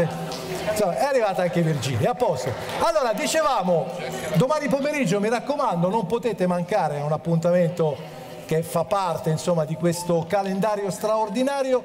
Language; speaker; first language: Italian; native; Italian